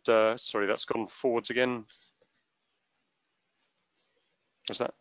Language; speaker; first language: English; native; English